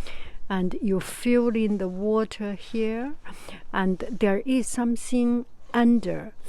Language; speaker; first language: English; non-native, fluent; Chinese